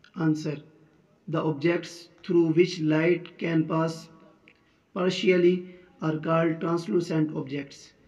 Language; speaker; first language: English; non-native, local second language; Urdu